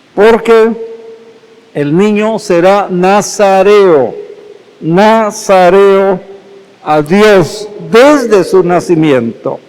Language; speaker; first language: Spanish; native; Spanish